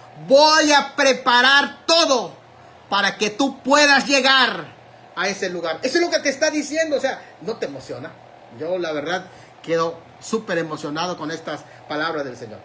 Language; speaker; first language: Spanish; native; Spanish